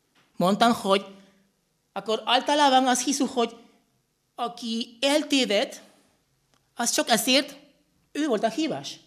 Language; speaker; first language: Hungarian; non-native, fluent; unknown